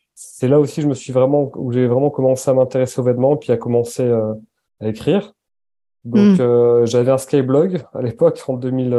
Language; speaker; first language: French; native; French